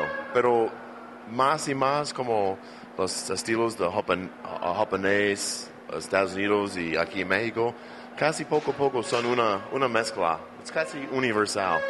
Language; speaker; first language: Spanish; non-native, fluent; English